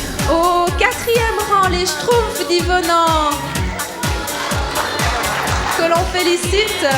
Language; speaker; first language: French; native; French